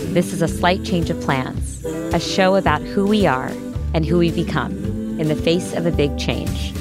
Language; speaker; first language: English; early bilingual, other home language; Hindi